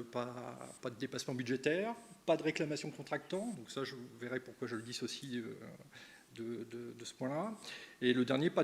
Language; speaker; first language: French; native; French